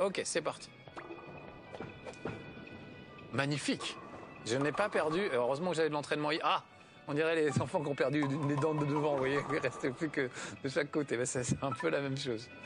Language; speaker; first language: French; native; French